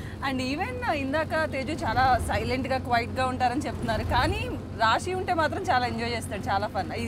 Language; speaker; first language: Telugu; native; Telugu